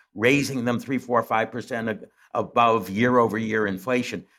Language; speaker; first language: English; native; English